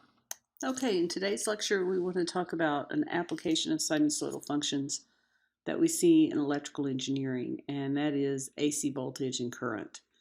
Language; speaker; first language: English; native; English